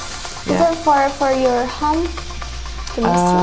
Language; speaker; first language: English; non-native, learner; Indonesian